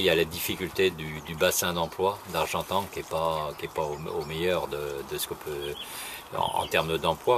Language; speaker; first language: French; native; French